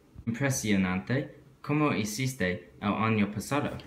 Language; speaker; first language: Spanish; non-native, learner; English